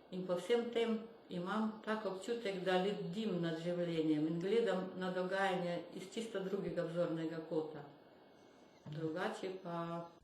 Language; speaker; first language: Slovenian; non-native, fluent; Russian